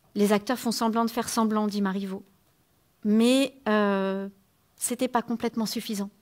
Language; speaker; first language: French; native; French